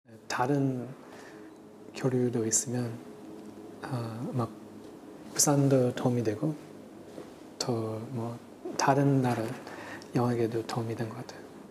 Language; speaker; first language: Korean; non-native, fluent; English